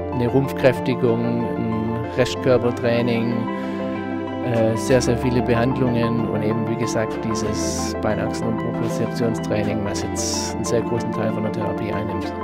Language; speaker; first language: German; native; German